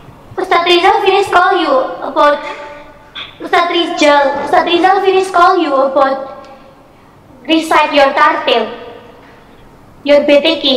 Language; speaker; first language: English; non-native, learner; Indonesian